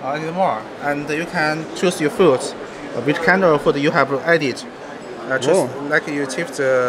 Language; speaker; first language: English; non-native, learner; Chinese